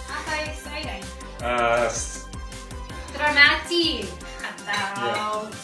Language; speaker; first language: Indonesian; non-native, learner; English